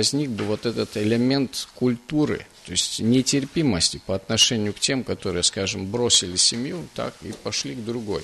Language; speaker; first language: Russian; native; Russian